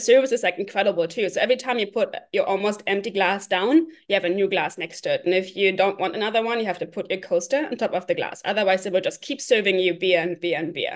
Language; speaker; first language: English; non-native, fluent; German